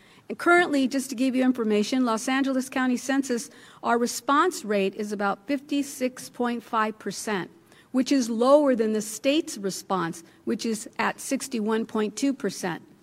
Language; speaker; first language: English; early bilingual, other home language; Spanish